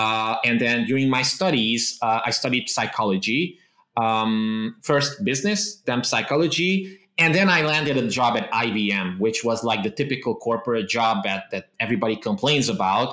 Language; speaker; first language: English; non-native, fluent; Romanian